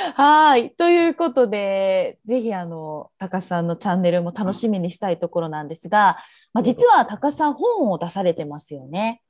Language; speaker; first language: Japanese; native; Japanese